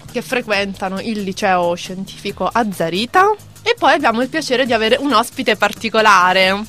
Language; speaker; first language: Italian; native; Italian